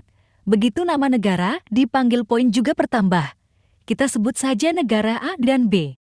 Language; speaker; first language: Indonesian; native; Indonesian